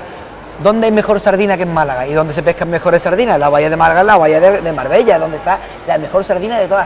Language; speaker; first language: Spanish; native; Spanish